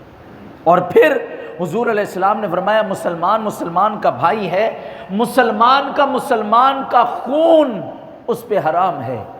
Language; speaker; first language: Urdu; native; Urdu